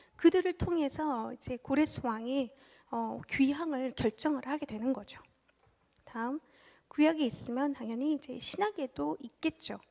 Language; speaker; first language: Korean; early bilingual, heritage; Korean